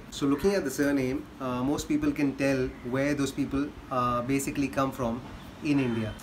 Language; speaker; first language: English; non-native, local second language; Hindi